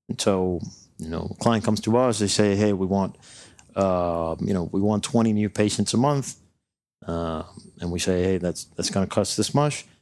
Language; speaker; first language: English; non-native, local second language; Spanish